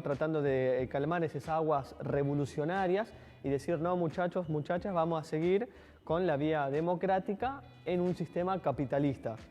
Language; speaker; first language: Spanish; native; Spanish